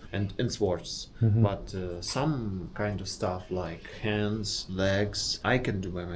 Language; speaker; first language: English; non-native, fluent; Russian